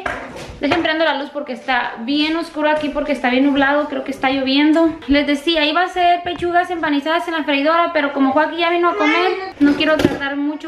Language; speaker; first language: Spanish; native; Spanish